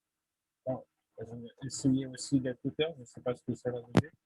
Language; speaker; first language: French; non-native, fluent; Russian